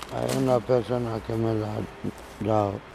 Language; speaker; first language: Spanish; non-native, learner; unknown